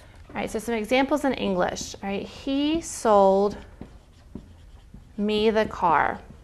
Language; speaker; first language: English; native; English